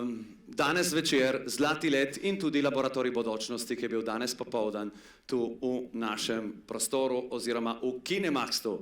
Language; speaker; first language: Slovenian; native; Slovenian